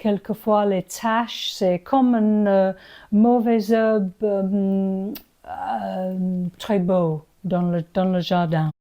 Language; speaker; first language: French; non-native, learner; English